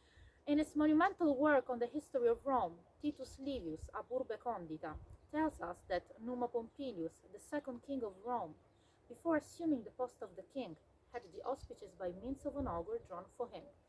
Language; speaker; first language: English; non-native, fluent; Italian